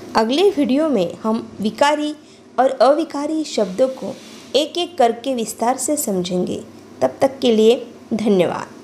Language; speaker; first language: Hindi; non-native, local second language; Marathi